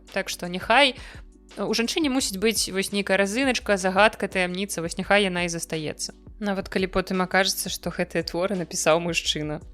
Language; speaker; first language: Belarusian; non-native, local second language; Russian